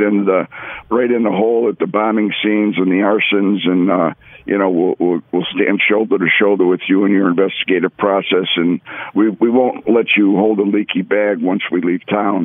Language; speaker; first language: English; native; English